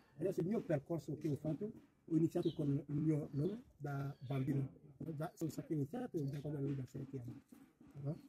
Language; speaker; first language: Italian; non-native, fluent; Ewe